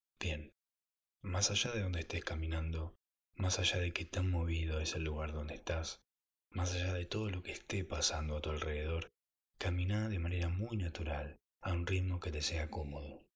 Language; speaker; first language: Spanish; native; Spanish